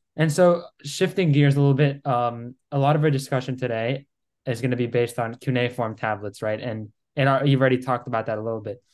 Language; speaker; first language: English; non-native, fluent; Greek